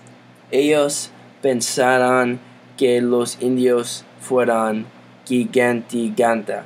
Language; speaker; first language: Spanish; non-native, learner; English